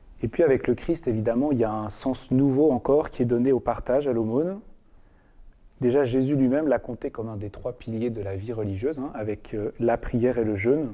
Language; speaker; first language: French; native; French